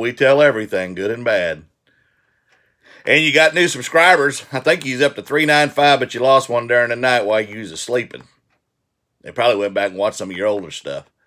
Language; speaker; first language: English; native; English